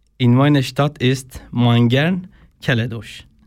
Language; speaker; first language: German; non-native, learner; Kurdish